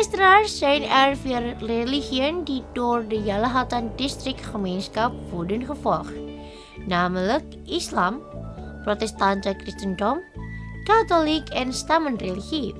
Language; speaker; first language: Dutch; non-native, learner; Indonesian